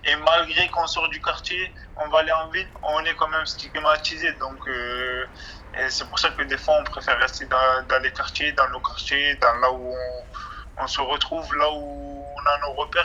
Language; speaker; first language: French; native; French